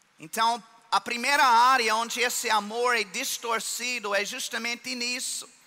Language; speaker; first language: Portuguese; non-native, fluent; English